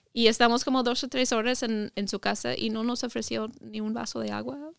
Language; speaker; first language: Spanish; non-native, fluent; English